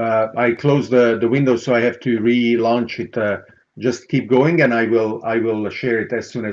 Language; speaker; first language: English; non-native, fluent; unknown